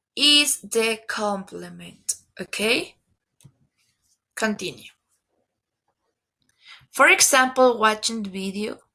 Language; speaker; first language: English; non-native, learner; Spanish